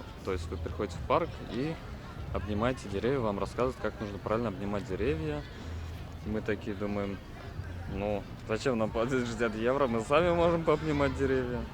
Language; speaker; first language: Russian; native; Russian